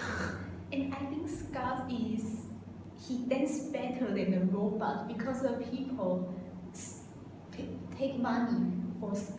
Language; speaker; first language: English; non-native, learner; Chinese